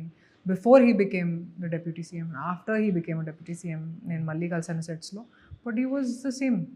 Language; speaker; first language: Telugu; non-native, fluent; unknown